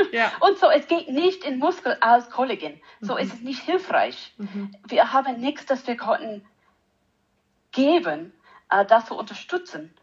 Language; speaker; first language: German; non-native, learner; English